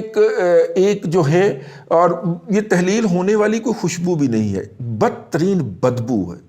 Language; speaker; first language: Urdu; non-native, local second language; Punjabi